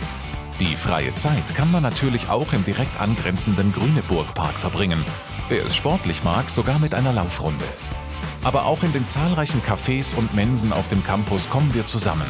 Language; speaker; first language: German; native; German